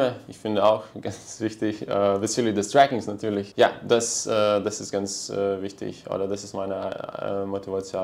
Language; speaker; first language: German; non-native, fluent; Lithuanian